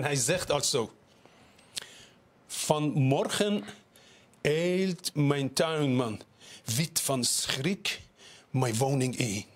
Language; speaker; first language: Dutch; non-native, fluent; Persian